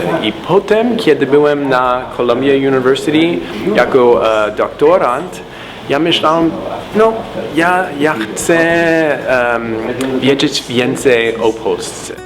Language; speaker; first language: Polish; non-native, learner; English